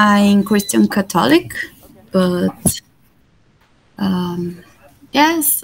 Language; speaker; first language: English; non-native, learner; Portuguese